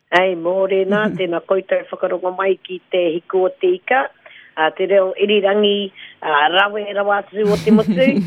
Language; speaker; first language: Māori; non-native, local second language; English